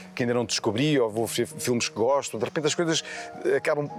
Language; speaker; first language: Portuguese; native; Portuguese